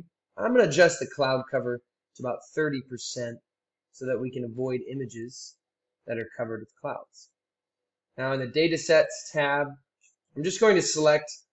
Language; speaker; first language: English; native; English